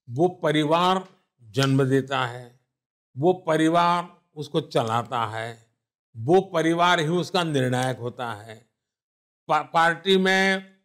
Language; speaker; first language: Hindi; non-native, local second language; Gujarati